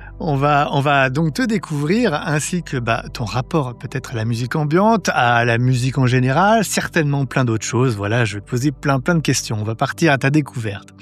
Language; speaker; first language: French; native; French